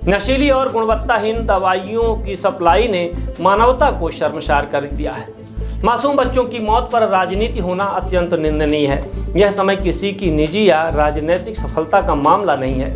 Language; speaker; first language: Hindi; native; Hindi